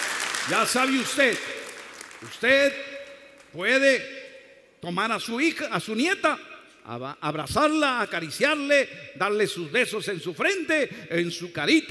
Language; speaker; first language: Spanish; native; Spanish